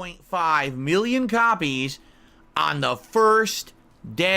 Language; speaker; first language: English; native; English